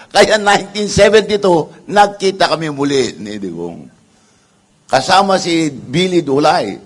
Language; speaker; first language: Filipino; non-native, local second language; Iloko